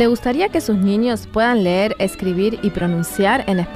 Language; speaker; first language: Spanish; native; Spanish